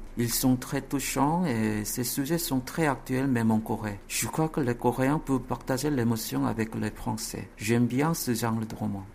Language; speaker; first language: French; non-native, fluent; Korean